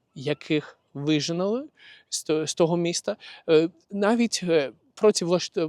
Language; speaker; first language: Ukrainian; non-native, local second language; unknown